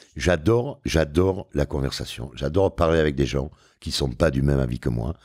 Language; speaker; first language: French; native; French